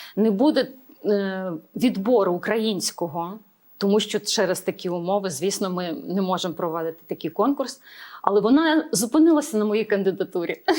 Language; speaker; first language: Ukrainian; native; Ukrainian